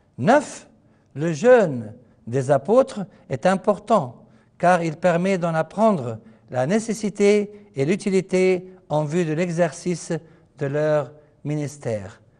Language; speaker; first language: French; non-native, fluent; Arabic